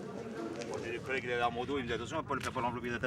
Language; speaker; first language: French; native; French